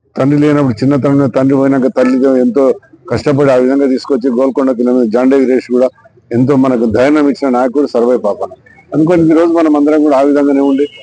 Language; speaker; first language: Telugu; native; Telugu